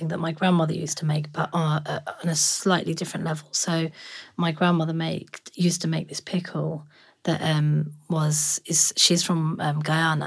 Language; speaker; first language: English; native; English